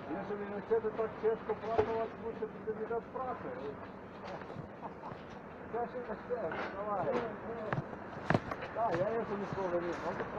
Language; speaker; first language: Polish; non-native, learner; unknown